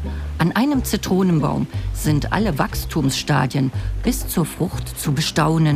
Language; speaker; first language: German; native; German